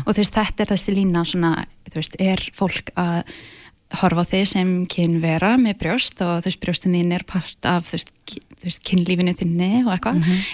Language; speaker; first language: Icelandic; early bilingual, heritage; English